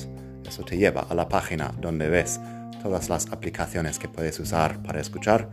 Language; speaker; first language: Spanish; non-native, fluent; English